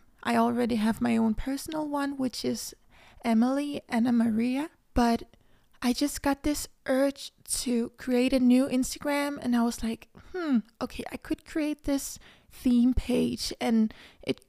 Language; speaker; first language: English; non-native, fluent; Danish